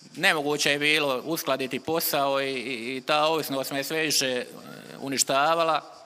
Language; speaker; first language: Croatian; native; Croatian